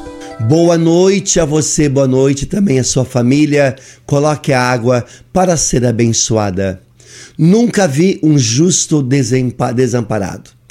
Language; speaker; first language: Portuguese; native; Portuguese